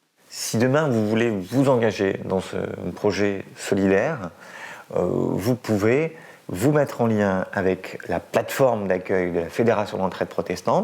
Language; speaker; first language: French; native; French